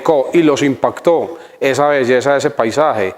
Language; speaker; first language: Spanish; native; Spanish